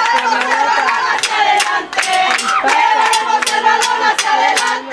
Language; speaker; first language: Spanish; native; Spanish